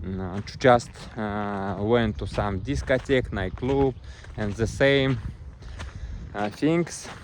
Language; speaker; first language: English; non-native, learner; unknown